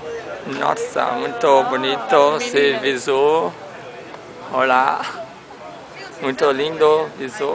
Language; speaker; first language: Portuguese; non-native, learner; Spanish